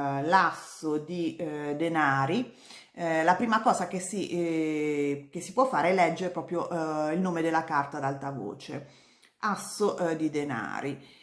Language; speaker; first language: Italian; native; Italian